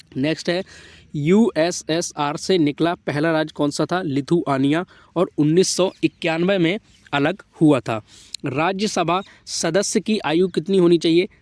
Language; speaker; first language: Hindi; native; Hindi